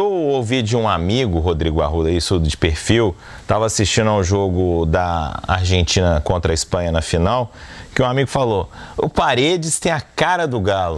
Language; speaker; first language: Portuguese; native; Portuguese